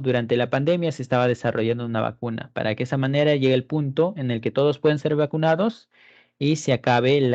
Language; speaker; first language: Spanish; native; Spanish